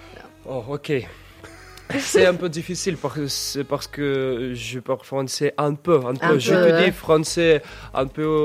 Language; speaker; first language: French; non-native, learner; Russian